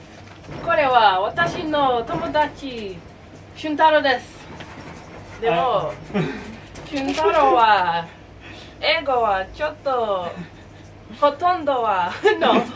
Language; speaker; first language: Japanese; non-native, learner; English